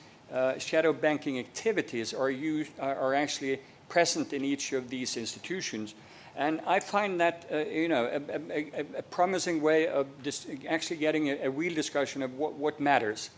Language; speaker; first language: English; non-native, fluent; Norwegian